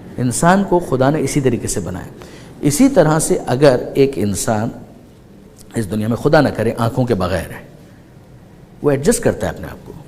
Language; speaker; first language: Urdu; native; Urdu